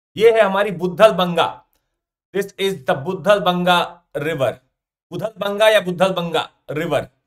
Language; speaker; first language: Hindi; native; Hindi